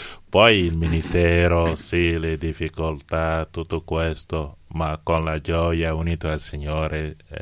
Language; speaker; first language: Italian; non-native, fluent; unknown